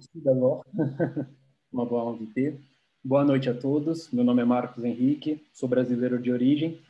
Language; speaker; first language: French; non-native, fluent; Portuguese